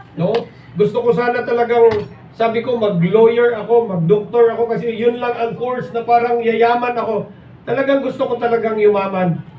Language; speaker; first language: Filipino; non-native, local second language; Cebuano